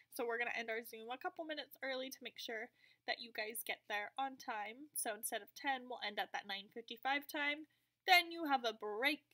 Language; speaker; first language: English; native; English